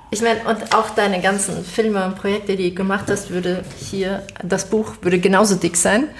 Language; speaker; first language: German; native; German